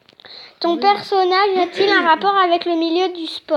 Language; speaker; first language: French; native; French